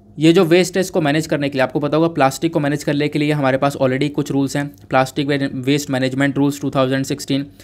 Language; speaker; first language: Hindi; native; Hindi